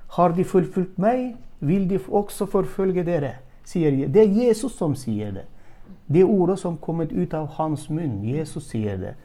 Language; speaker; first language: Norwegian; non-native, fluent; Turkmen